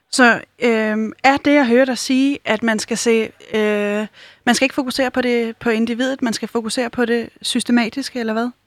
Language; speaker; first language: Danish; native; Danish